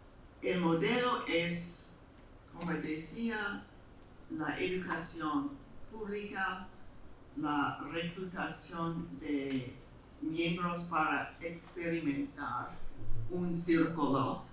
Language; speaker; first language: Spanish; non-native, fluent; English